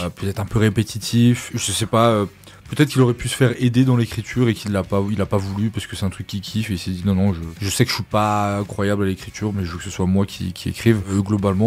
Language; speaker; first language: French; native; French